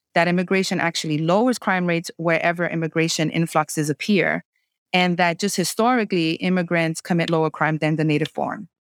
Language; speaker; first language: English; native; English